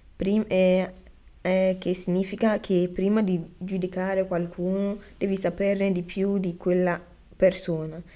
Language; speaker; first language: Italian; early bilingual, other home language; Akan